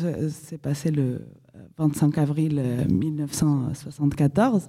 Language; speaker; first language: French; non-native, fluent; Portuguese